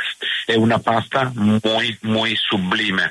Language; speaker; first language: Spanish; non-native, learner; Italian